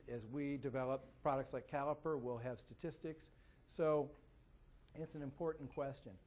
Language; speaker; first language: English; native; English